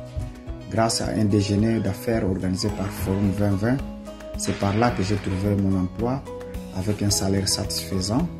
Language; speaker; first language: French; non-native, local second language; Portuguese